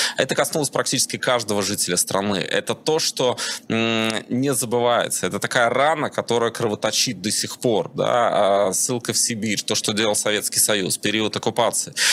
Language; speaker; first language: Russian; native; Russian